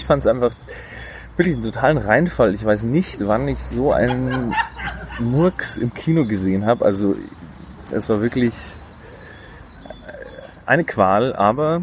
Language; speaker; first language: German; native; German